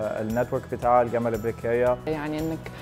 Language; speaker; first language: Arabic; non-native, fluent; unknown